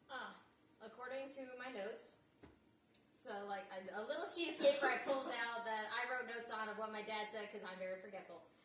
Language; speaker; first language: English; native; English